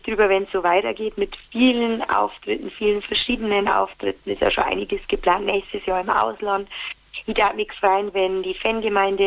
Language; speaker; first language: German; native; German